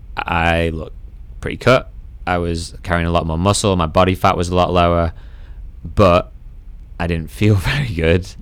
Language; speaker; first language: English; native; English